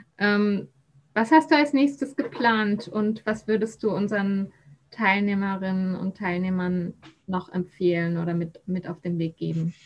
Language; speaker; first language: German; native; German